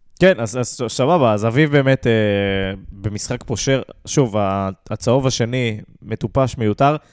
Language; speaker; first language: Hebrew; native; Hebrew